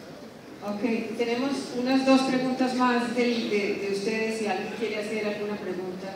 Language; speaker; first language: Spanish; native; Spanish